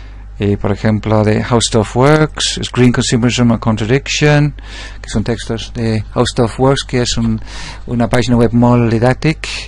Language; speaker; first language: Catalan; non-native, local second language; Spanish